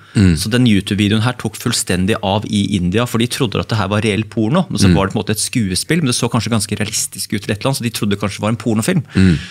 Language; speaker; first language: Norwegian; native; Norwegian